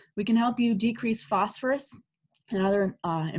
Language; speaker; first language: English; native; English